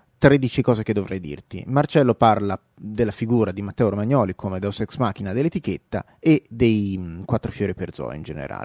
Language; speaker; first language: Italian; native; Italian